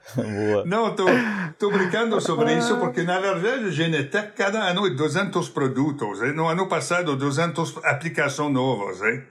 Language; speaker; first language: Portuguese; non-native, fluent; English